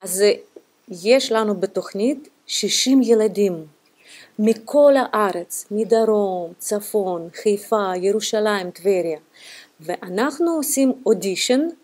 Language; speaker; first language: Hebrew; non-native, fluent; Russian